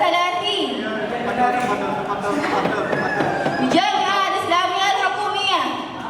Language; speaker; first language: Arabic; non-native, fluent; Indonesian